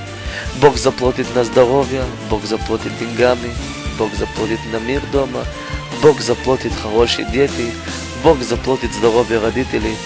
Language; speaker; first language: Russian; non-native, learner; Hebrew